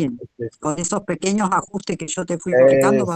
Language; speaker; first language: Spanish; native; Spanish